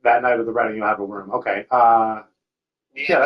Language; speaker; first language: English; native; English